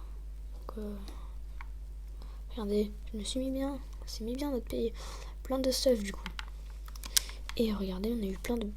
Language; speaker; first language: French; native; French